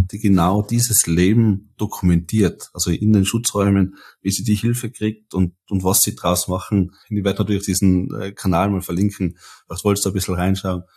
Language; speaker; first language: German; native; German